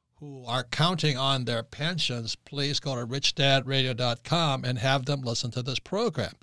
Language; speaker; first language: English; native; English